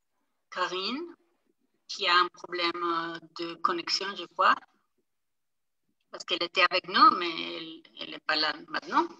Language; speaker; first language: French; non-native, fluent; Spanish